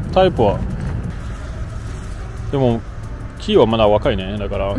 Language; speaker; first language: Japanese; non-native, fluent; French